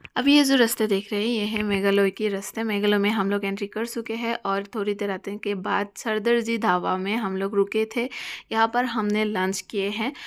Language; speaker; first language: Hindi; non-native, local second language; Bangla